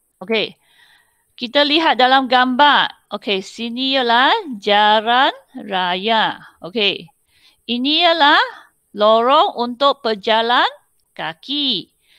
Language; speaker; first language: Malay; non-native, local second language; Chinese